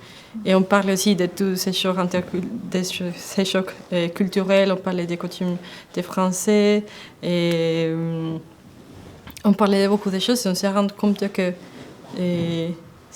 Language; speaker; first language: French; non-native, fluent; Spanish